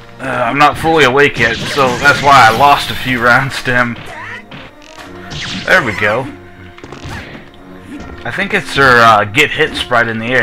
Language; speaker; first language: English; native; English